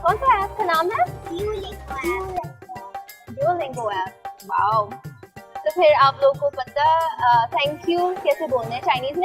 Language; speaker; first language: Hindi; non-native, fluent; Chinese